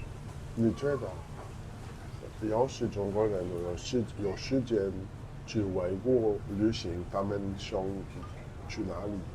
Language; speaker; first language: Chinese; non-native, learner; French